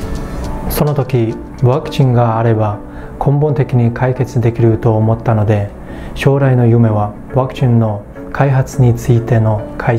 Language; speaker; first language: Japanese; non-native, fluent; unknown